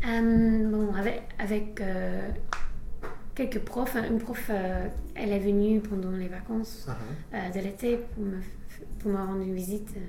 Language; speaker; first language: French; non-native, fluent; English